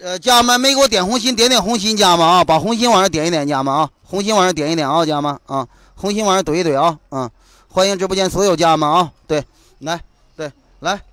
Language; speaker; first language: Chinese; native; Chinese